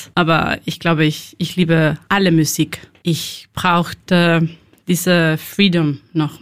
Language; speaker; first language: German; non-native, learner; Spanish